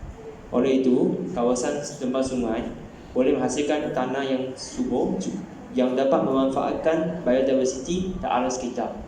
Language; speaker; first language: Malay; non-native, local second language; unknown